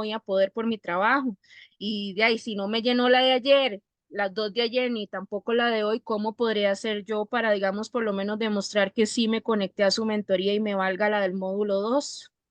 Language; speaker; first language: Spanish; native; Spanish